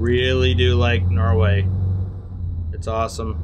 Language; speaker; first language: English; native; English